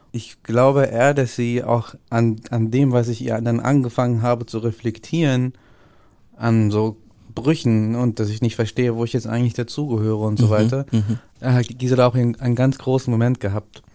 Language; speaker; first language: German; early bilingual, other home language; Russian